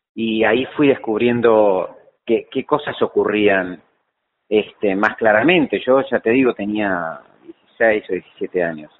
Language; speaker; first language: Spanish; native; Spanish